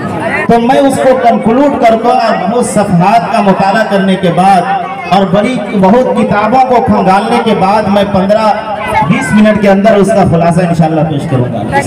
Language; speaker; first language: Urdu; native; Urdu